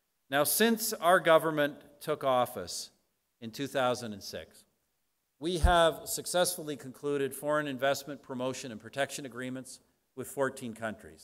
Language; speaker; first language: English; native; English